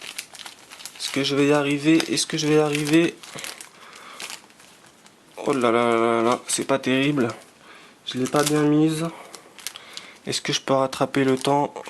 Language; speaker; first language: French; native; French